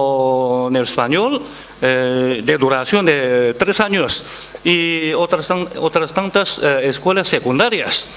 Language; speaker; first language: Spanish; non-native, fluent; Chinese